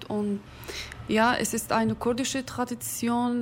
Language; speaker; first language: German; non-native, learner; Kurdish